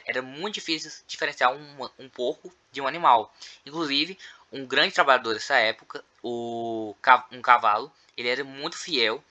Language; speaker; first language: Portuguese; native; Portuguese